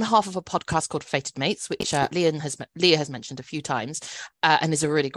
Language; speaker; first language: English; native; English